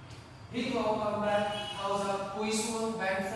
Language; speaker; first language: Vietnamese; non-native, learner; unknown